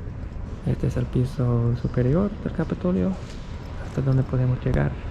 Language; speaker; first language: Spanish; non-native, fluent; English